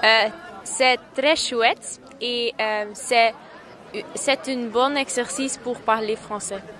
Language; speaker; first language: French; non-native, learner; Dutch